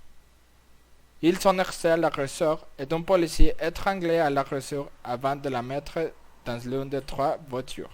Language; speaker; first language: French; non-native, learner; Spanish